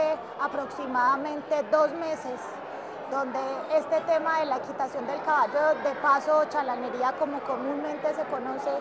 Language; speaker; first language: Spanish; native; Spanish